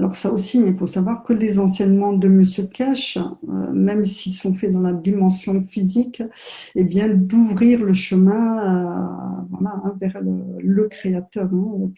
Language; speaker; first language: French; native; French